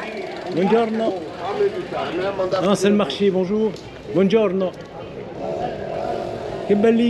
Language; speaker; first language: Italian; non-native, learner; French